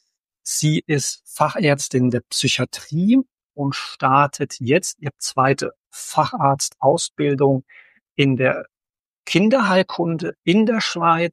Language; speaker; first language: German; native; German